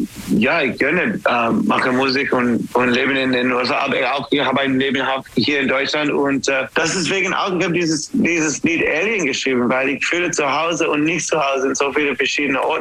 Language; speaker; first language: German; non-native, learner; English